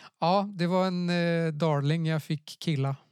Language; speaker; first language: Swedish; native; Swedish